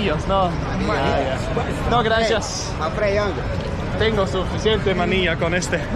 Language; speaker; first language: Spanish; non-native, learner; English